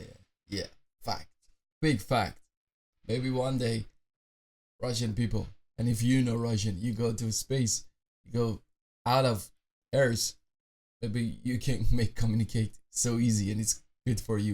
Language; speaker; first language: English; non-native, fluent; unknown